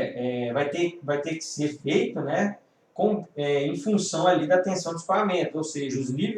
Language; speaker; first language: Portuguese; native; Portuguese